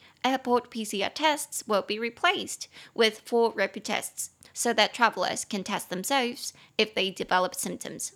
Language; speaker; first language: English; non-native, fluent; Chinese